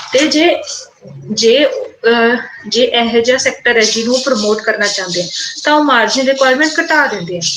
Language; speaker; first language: Hindi; non-native, local second language; Punjabi